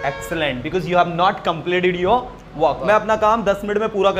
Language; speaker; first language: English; non-native, fluent; Hindi